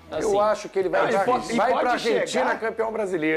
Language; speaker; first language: Portuguese; native; Portuguese